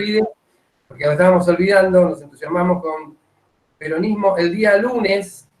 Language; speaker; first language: Spanish; native; Spanish